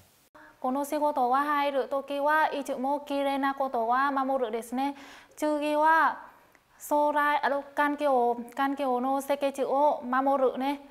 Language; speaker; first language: Japanese; non-native, learner; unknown